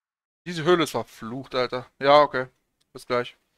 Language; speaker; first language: German; native; German